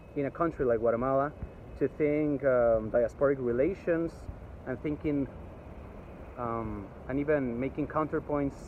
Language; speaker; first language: English; early bilingual, other home language; Spanish